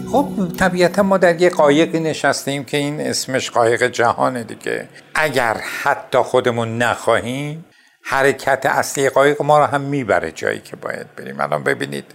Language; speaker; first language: Persian; non-native, local second language; Azerbaijani